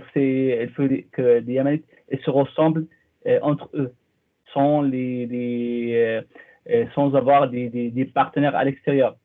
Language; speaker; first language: French; non-native, fluent; Arabic